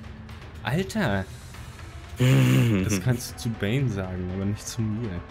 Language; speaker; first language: German; native; German